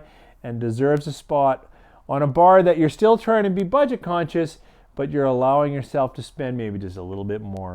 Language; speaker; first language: English; native; English